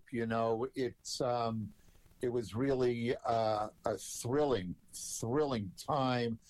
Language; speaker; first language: English; native; English